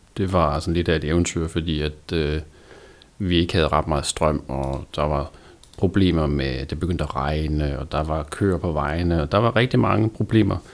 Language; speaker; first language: Danish; native; Danish